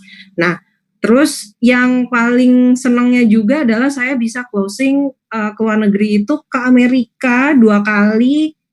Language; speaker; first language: Indonesian; native; Indonesian